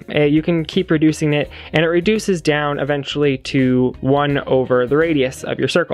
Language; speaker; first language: English; native; English